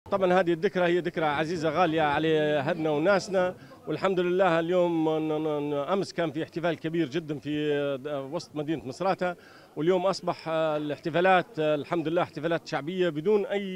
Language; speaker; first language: Arabic; native; Arabic